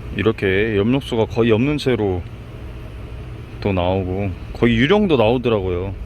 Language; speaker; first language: Korean; native; Korean